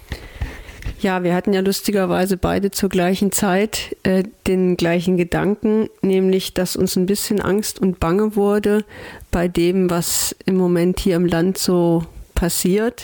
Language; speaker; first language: German; native; German